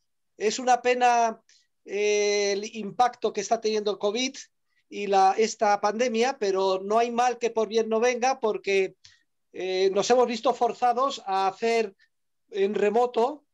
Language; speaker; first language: Spanish; native; Spanish